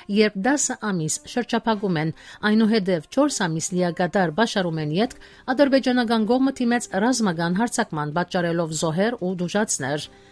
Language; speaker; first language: Armenian; early bilingual, heritage; Armenian